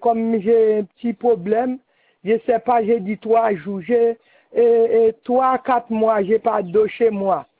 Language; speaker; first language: French; non-native, local second language; Haitian Creole